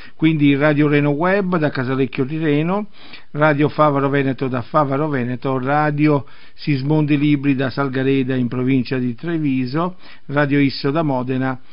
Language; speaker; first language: Italian; native; Italian